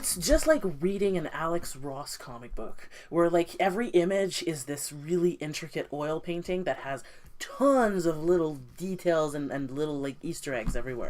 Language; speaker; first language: English; non-native, fluent; French